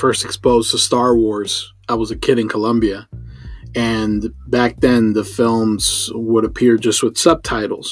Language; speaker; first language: English; early bilingual, other home language; Spanish